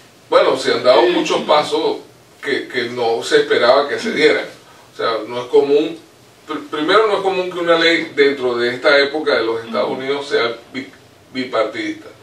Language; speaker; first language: Spanish; native; Spanish